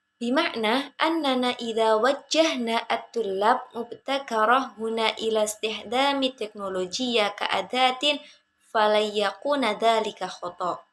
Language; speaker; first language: Arabic; non-native, learner; Indonesian